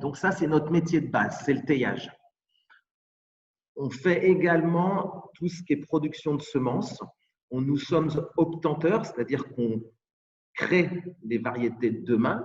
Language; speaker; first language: French; native; French